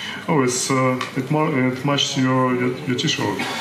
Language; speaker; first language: English; non-native, fluent; Russian